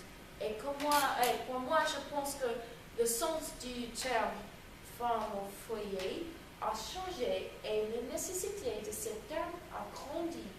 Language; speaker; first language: French; non-native, learner; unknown